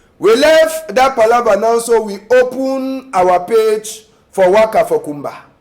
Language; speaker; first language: Nigerian Pidgin; native; Nigerian Pidgin